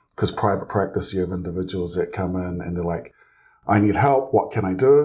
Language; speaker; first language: English; native; English